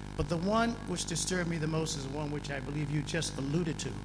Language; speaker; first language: English; native; English